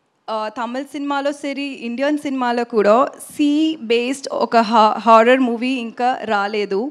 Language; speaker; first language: Telugu; non-native, learner; Tamil